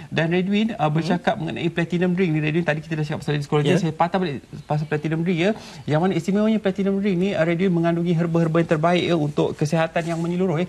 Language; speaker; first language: Malay; native; Malay